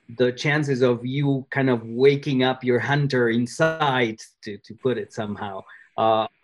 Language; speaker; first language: English; non-native, fluent; Spanish